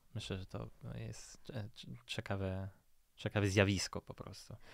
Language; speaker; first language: Polish; non-native, fluent; Italian